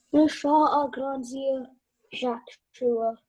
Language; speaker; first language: French; non-native, learner; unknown